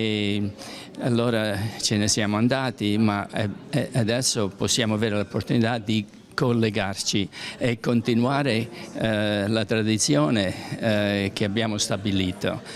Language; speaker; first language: Italian; early bilingual, heritage; Italian